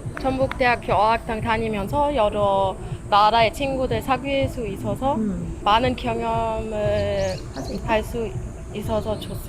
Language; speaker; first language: Korean; non-native, fluent; German